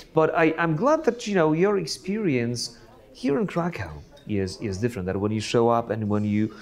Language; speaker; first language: English; non-native, fluent; Polish